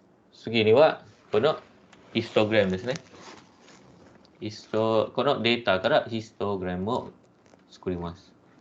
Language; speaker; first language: Japanese; non-native, fluent; Malay